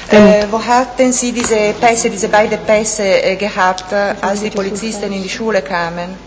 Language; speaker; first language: German; non-native, fluent; Italian